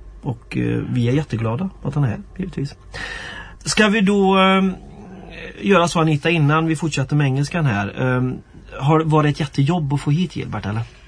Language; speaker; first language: Swedish; native; Swedish